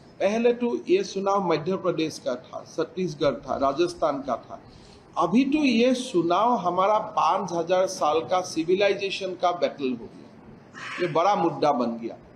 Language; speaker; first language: Hindi; non-native, local second language; Assamese